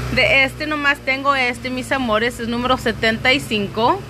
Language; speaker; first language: Spanish; early bilingual, heritage; Spanish